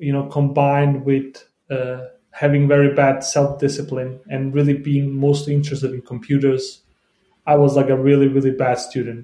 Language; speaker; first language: English; non-native, fluent; Bosnian